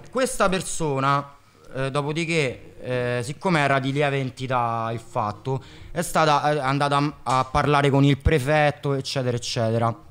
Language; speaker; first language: Italian; native; Italian